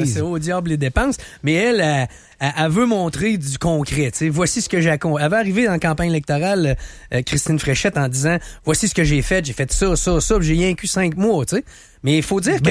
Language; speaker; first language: French; native; French